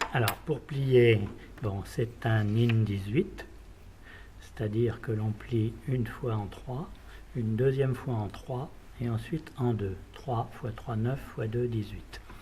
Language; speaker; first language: French; native; French